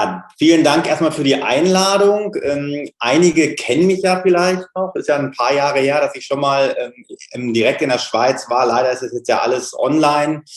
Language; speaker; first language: German; native; German